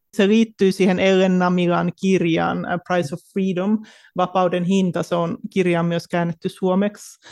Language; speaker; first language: Finnish; early bilingual, heritage; Finnish